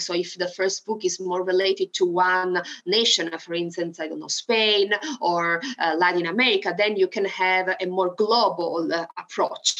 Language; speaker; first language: English; non-native, fluent; Italian